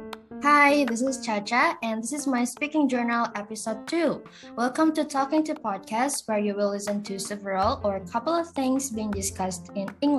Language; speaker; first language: English; non-native, fluent; Indonesian